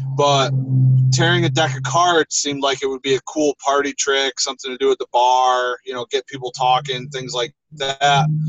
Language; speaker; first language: English; native; English